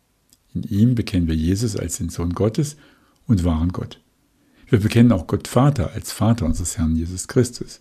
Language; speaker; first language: German; native; German